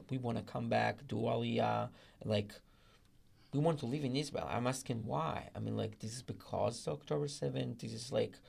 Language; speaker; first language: English; non-native, learner; Hebrew